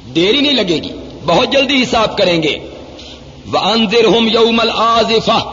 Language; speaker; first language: Urdu; non-native, local second language; Punjabi